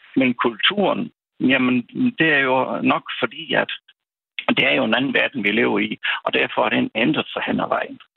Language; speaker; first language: Danish; native; Danish